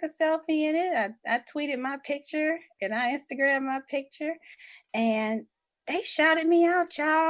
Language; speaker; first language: English; native; English